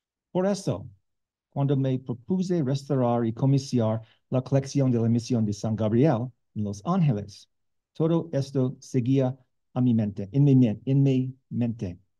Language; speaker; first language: Spanish; non-native, learner; English